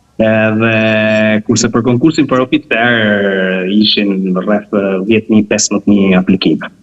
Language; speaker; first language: Albanian; early bilingual, heritage; Albanian